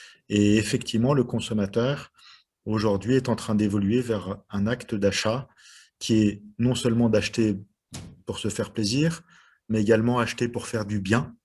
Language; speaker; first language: French; native; French